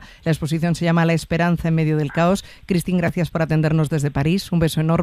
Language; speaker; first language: Spanish; native; Spanish